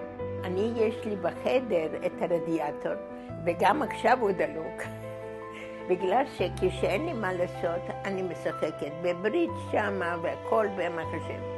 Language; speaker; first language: Hebrew; non-native, fluent; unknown